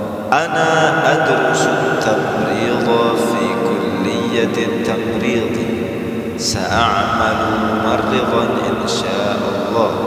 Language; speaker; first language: Arabic; non-native, fluent; Indonesian